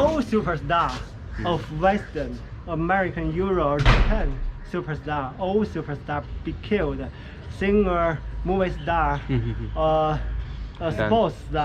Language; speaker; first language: English; non-native, learner; Chinese